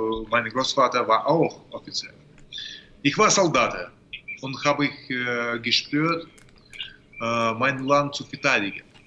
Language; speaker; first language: German; non-native, fluent; Russian